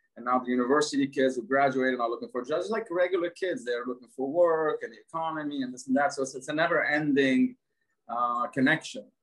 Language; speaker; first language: English; non-native, fluent; Arabic